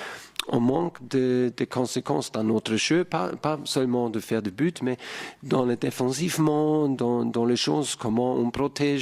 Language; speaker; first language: French; non-native, fluent; German